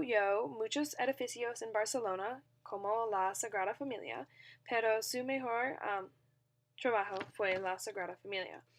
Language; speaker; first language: Spanish; non-native, learner; English